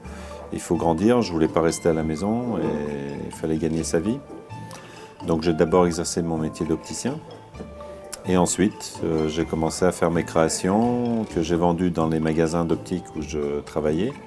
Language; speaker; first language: French; early bilingual, other home language; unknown